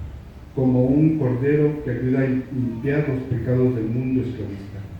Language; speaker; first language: Spanish; native; Spanish